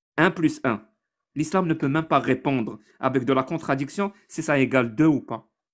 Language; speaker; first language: French; non-native, local second language; Arabic